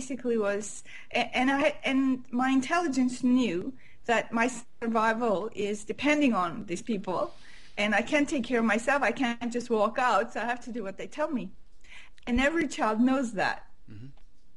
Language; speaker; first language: English; non-native, fluent; Armenian